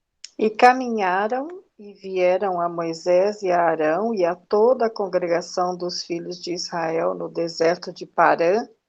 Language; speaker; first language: Portuguese; native; Portuguese